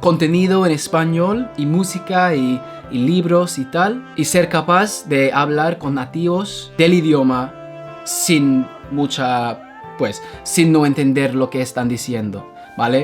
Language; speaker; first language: Spanish; non-native, fluent; English